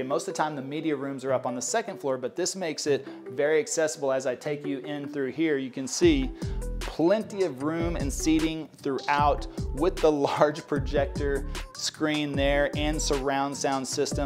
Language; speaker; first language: English; native; English